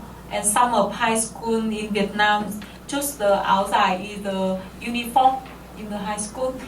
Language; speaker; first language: English; non-native, learner; Vietnamese